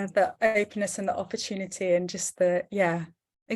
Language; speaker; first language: English; native; English